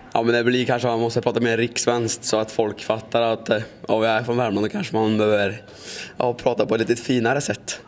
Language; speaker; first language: Swedish; native; Swedish